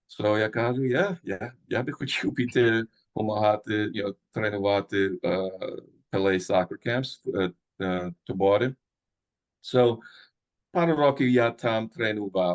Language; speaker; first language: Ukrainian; early bilingual, heritage; Ukrainian